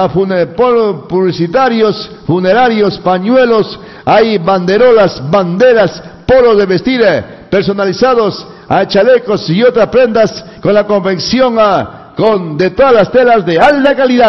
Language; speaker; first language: Spanish; native; Spanish